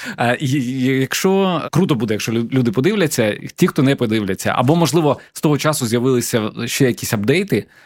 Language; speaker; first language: Ukrainian; native; Ukrainian